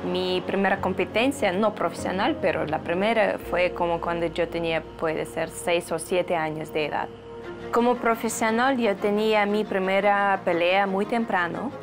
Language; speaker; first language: Spanish; non-native, fluent; Russian